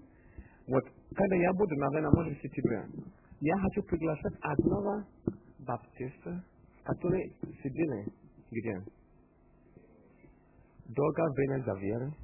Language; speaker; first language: Russian; non-native, fluent; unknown